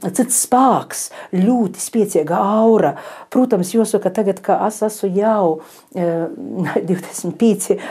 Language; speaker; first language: Latvian; native; Latvian